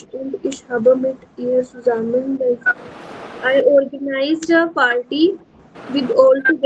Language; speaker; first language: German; non-native, learner; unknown